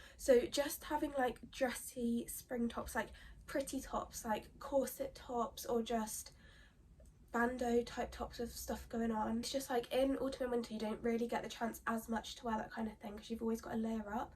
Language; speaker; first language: English; native; English